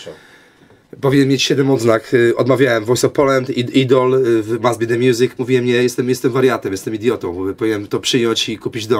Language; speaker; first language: Polish; native; Polish